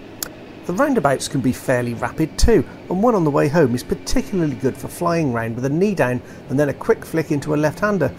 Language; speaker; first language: English; native; English